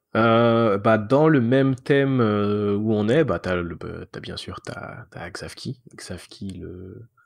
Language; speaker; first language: French; native; French